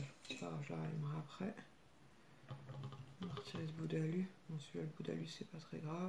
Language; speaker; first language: French; native; French